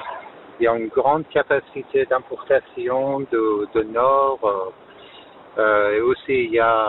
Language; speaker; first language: French; non-native, fluent; Persian